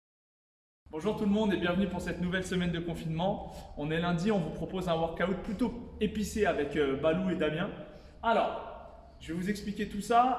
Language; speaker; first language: French; native; French